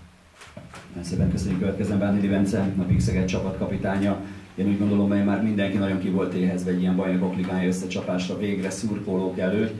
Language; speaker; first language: Hungarian; native; Hungarian